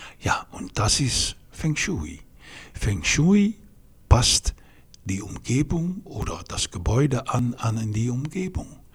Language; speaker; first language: German; non-native, fluent; Dutch